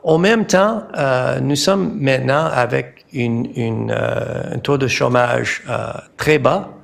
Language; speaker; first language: French; non-native, learner; English